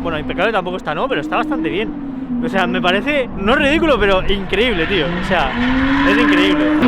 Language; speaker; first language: Spanish; native; Spanish